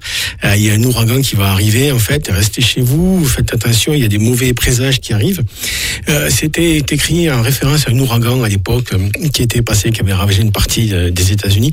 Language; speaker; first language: French; native; French